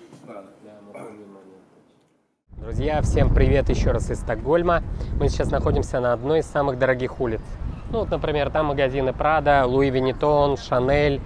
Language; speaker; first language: Russian; native; Russian